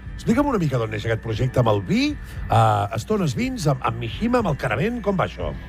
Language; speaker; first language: Catalan; native; Catalan